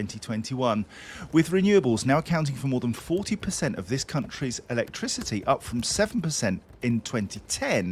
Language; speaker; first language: English; native; English